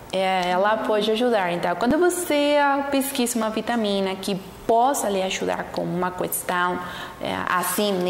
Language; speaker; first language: Portuguese; non-native, learner; Spanish